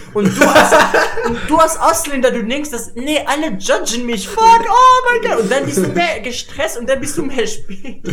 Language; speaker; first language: German; non-native, fluent; Arabic